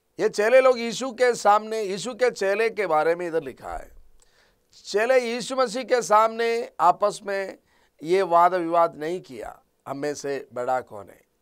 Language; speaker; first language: Hindi; non-native, local second language; Malayalam